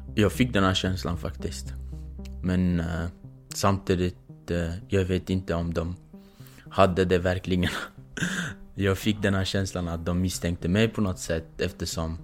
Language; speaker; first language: Swedish; non-native, fluent; Kurdish